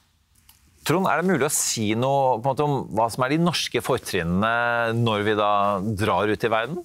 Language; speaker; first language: Norwegian; native; Norwegian